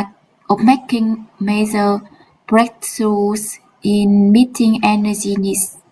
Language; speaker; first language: English; non-native, learner; Vietnamese